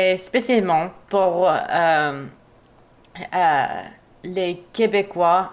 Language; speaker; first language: French; non-native, learner; English